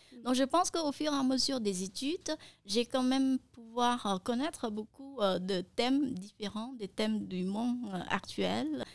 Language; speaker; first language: French; non-native, fluent; Khmer